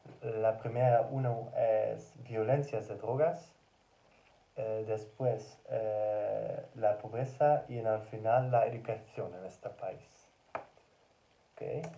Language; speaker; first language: Spanish; non-native, learner; Dutch